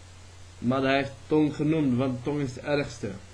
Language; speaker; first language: Dutch; early bilingual, other home language; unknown